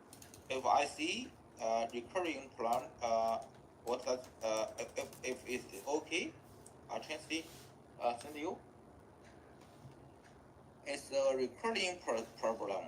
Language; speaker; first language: English; non-native, learner; Chinese